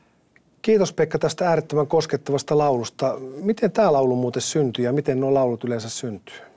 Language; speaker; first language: Finnish; native; Finnish